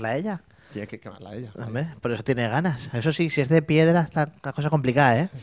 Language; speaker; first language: Spanish; native; Spanish